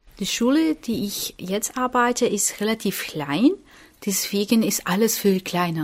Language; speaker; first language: German; non-native, fluent; Portuguese